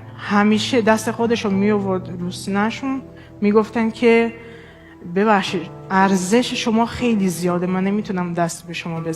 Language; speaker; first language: Persian; non-native, fluent; Portuguese